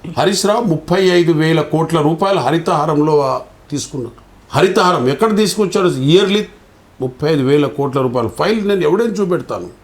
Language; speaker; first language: Telugu; non-native, local second language; Lambadi